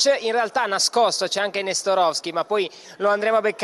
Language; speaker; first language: Italian; native; Italian